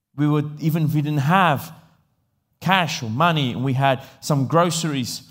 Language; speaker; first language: English; native; English